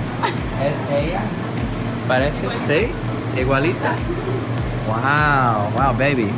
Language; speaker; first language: Spanish; non-native, learner; English